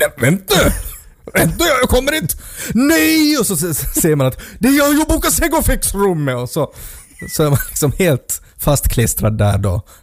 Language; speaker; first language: Swedish; native; Swedish